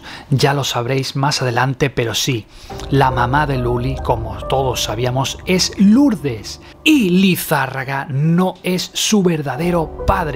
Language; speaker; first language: Spanish; native; Spanish